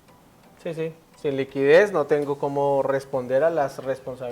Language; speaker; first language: Spanish; native; Spanish